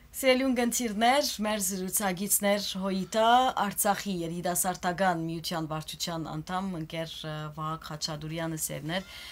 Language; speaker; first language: Armenian; early bilingual, heritage; Armenian